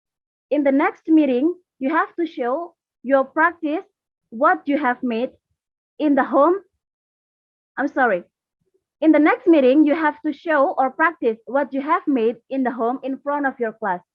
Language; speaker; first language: English; non-native, learner; Indonesian